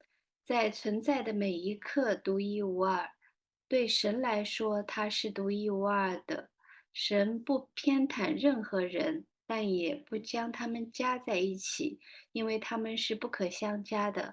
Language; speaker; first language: Chinese; native; Chinese